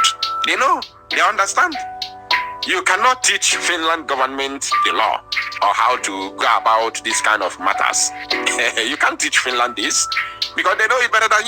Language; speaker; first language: English; non-native, local second language; Igbo